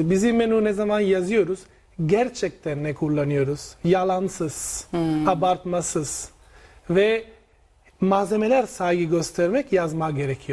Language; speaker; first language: Turkish; non-native, learner; Italian